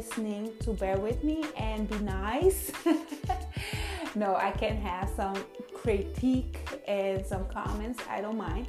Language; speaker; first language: English; non-native, fluent; Dutch